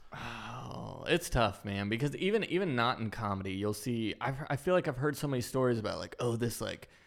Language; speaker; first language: English; native; English